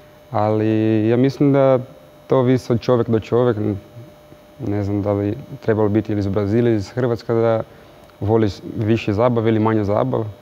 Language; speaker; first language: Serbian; non-native, learner; Portuguese